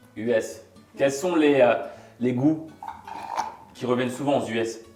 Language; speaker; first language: French; native; French